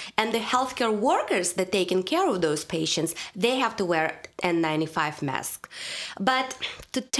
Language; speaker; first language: English; non-native, fluent; Russian